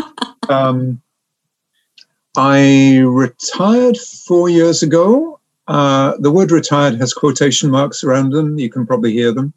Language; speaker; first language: English; native; English